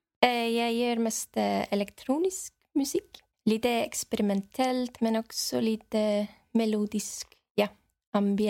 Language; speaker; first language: Swedish; non-native, fluent; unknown